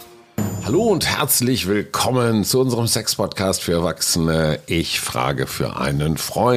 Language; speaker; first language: German; native; German